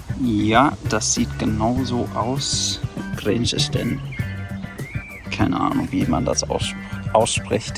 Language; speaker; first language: German; non-native, fluent; English